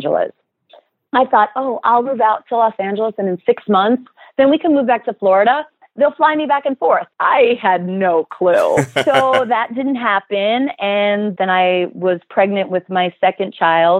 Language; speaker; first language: English; native; English